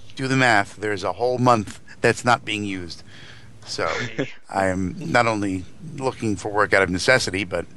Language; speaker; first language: English; native; English